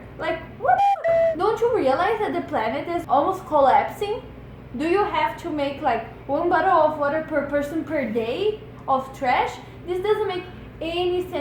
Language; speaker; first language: English; non-native, fluent; Portuguese